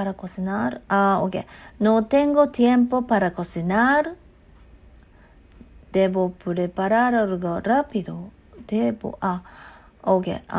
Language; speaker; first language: Spanish; non-native, learner; Japanese